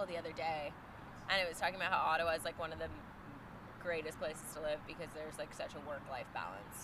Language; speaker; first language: English; native; English